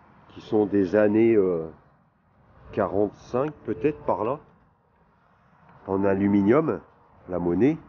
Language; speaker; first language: French; native; French